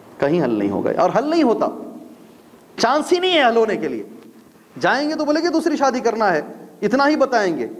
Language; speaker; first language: Urdu; native; Urdu